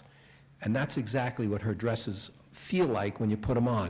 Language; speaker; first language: English; native; English